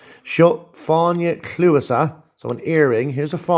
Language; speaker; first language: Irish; non-native, local second language; English